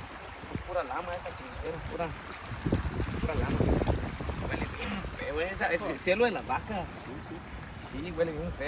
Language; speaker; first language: Spanish; native; Spanish